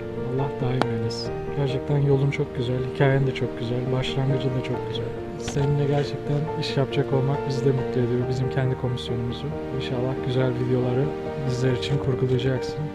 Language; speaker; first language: Turkish; native; Turkish